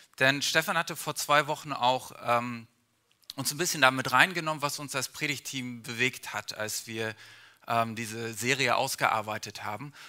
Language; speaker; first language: German; early bilingual, other home language; English